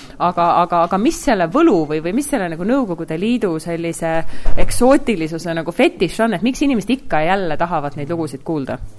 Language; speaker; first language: Estonian; native; Estonian